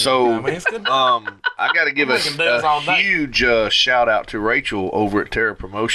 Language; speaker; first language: English; native; English